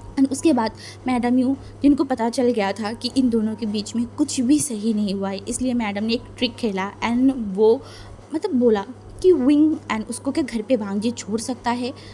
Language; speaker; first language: Hindi; non-native, fluent; Bangla